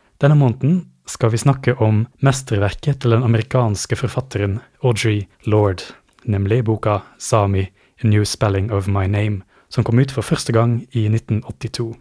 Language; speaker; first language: Norwegian; native; Norwegian